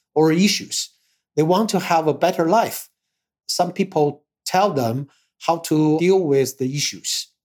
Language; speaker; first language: English; non-native, fluent; Chinese